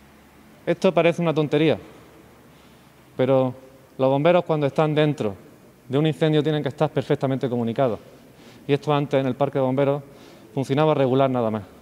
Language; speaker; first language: Spanish; native; Spanish